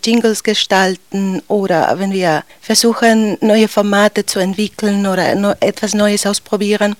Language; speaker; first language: German; non-native, fluent; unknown